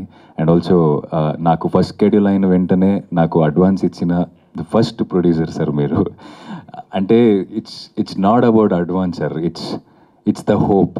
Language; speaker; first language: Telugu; non-native, fluent; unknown